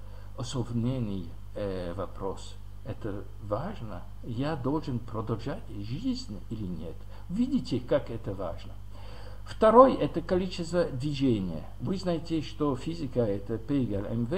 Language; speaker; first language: Russian; non-native, learner; French